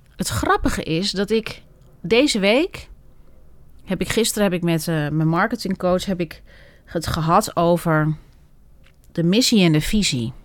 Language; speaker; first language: Dutch; native; Dutch